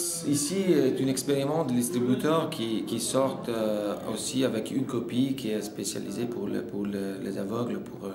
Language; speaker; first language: French; non-native, fluent; Italian